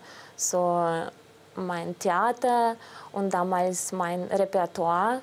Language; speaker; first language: German; non-native, fluent; Russian